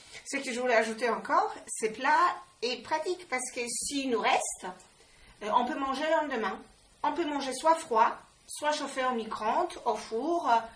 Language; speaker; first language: French; non-native, fluent; Polish